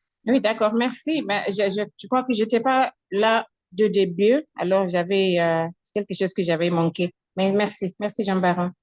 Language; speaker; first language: French; non-native, fluent; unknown